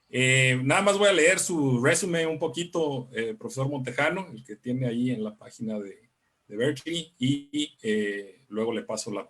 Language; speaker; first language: Spanish; native; Spanish